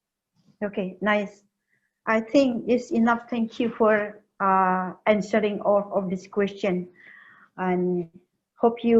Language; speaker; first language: English; non-native, learner; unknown